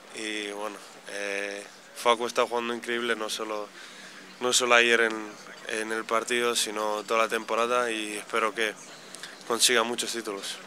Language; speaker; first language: Spanish; non-native, fluent; Slovenian